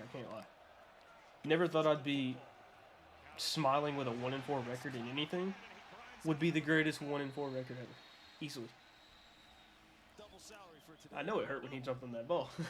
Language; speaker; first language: English; native; English